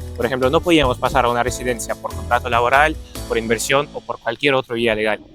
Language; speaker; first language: Spanish; non-native, fluent; Ukrainian